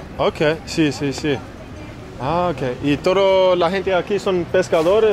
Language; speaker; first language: Spanish; non-native, learner; English